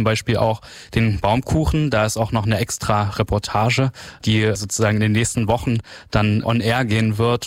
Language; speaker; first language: German; native; German